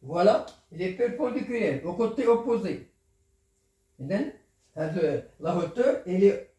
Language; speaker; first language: French; non-native, local second language; Arabic